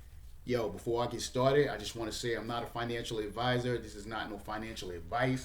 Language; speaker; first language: English; native; English